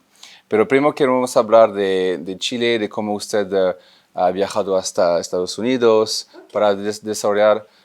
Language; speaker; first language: Spanish; non-native, fluent; French